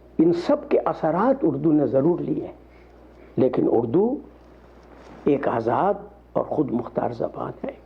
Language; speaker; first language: Urdu; non-native, local second language; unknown